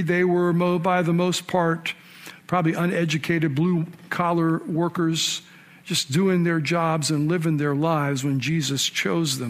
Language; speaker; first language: English; native; English